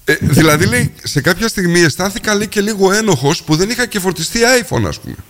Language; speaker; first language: Greek; native; Greek